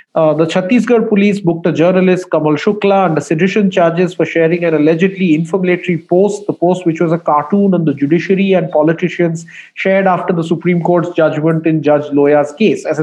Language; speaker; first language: English; non-native, local second language; Bangla